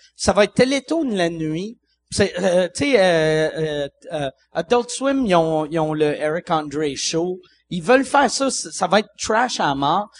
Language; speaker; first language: French; native; French